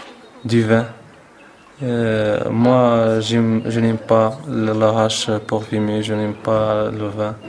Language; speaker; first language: French; non-native, learner; Arabic